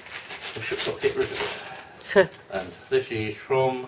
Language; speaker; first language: English; native; English